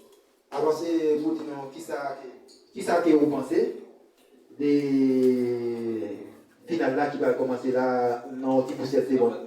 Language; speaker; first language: French; non-native, learner; Haitian Creole